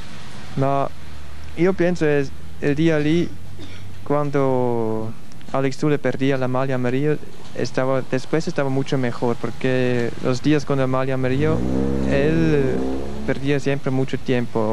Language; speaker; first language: Spanish; non-native, learner; Swiss German